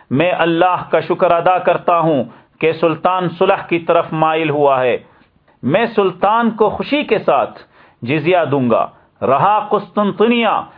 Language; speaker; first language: Urdu; native; Urdu